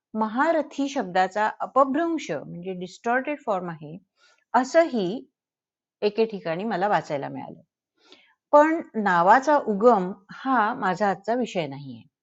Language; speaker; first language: Marathi; early bilingual, heritage; Marathi